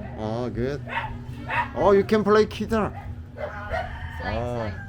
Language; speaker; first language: English; non-native, learner; Korean